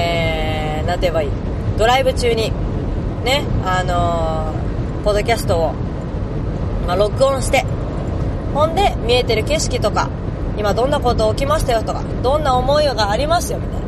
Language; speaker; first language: Japanese; native; Japanese